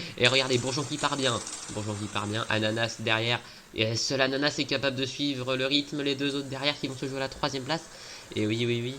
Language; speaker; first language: French; native; French